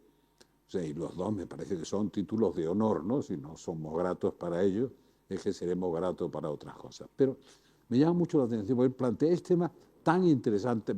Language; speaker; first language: Spanish; native; Spanish